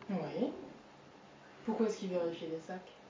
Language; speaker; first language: French; native; French